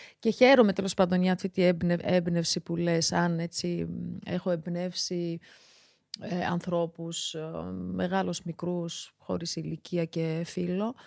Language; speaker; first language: Greek; early bilingual, other home language; Georgian